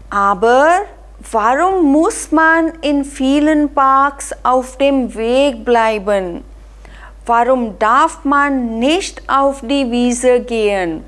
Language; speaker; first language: German; non-native, fluent; Hindi